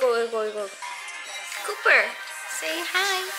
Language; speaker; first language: Korean; early bilingual, heritage; Korean